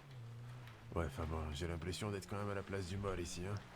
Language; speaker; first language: French; native; French